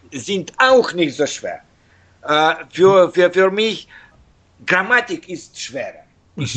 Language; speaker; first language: German; non-native, learner; Russian